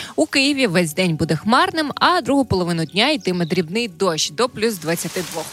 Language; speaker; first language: Ukrainian; native; Ukrainian